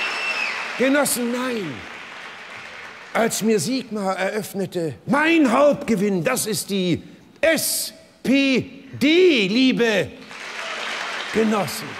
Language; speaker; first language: German; native; German